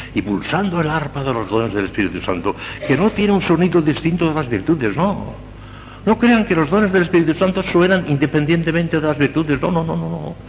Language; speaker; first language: Spanish; native; Spanish